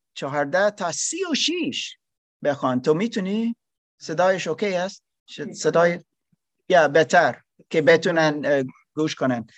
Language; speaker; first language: Persian; non-native, learner; German